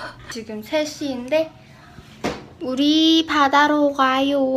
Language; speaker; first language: Korean; non-native, learner; Filipino